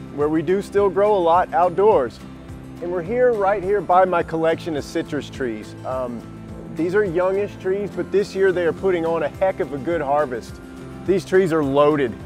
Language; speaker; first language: English; native; English